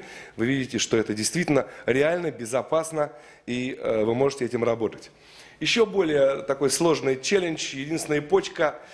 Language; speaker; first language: Russian; native; Russian